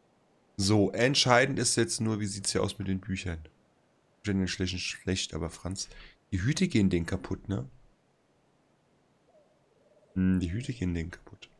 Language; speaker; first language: German; native; German